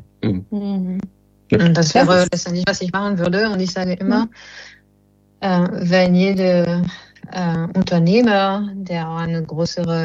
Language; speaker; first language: German; non-native, fluent; French